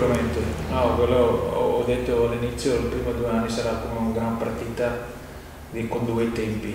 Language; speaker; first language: Italian; non-native, fluent; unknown